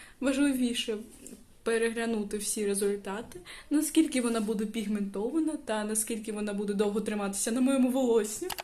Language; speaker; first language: Ukrainian; native; Ukrainian